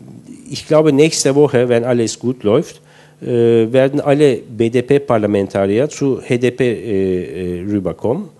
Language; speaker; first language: German; non-native, fluent; Turkish